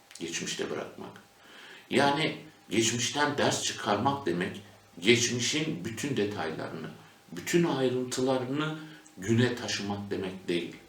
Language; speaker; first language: Turkish; native; Turkish